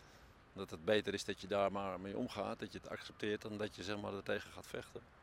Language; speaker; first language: Dutch; native; Dutch